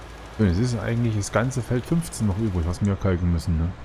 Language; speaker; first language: German; native; German